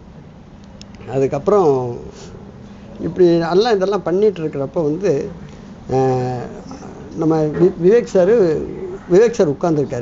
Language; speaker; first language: Tamil; native; Tamil